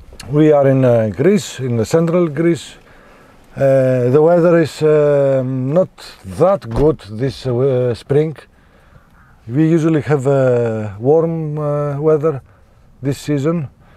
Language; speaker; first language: English; non-native, fluent; Greek